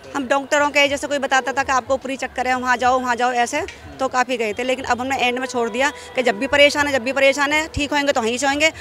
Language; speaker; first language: Hindi; native; Hindi